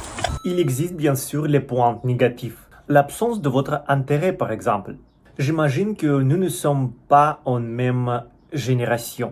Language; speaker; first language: French; non-native, fluent; Russian